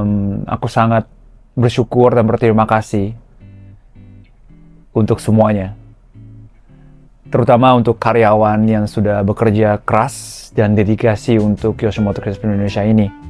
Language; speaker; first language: Indonesian; non-native, fluent; Japanese